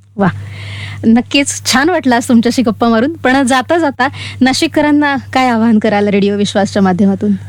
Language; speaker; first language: Marathi; native; Marathi